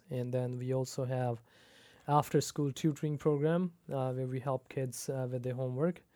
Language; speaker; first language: English; non-native, local second language; Punjabi